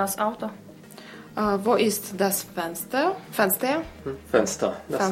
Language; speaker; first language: German; non-native, learner; Russian